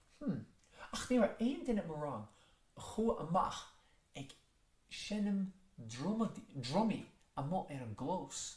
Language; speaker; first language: Irish; native; Irish